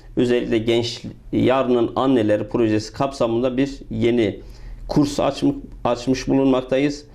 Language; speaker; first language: Turkish; native; Turkish